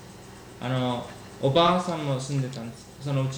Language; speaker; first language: Japanese; early bilingual, heritage; Japanese